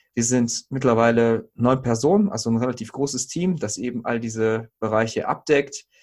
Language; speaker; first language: German; native; German